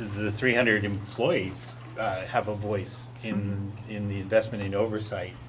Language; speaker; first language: English; native; English